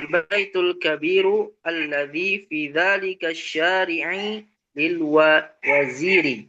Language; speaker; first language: Arabic; non-native, learner; Indonesian